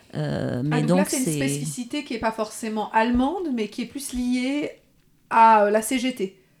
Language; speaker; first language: French; native; French